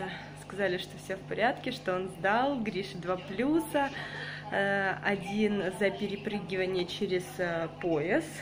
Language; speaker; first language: Russian; native; Russian